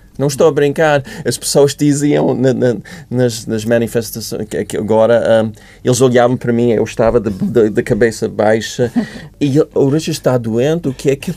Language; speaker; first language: Portuguese; non-native, fluent; English